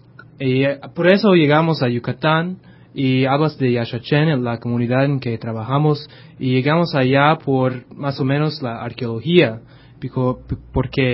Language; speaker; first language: Spanish; non-native, fluent; English